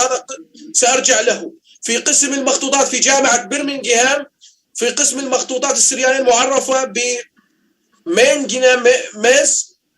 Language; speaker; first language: Arabic; native; Arabic